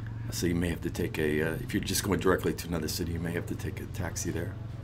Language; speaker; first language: English; native; English